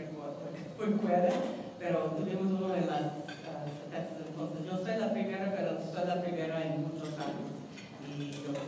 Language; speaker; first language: Spanish; non-native, fluent; English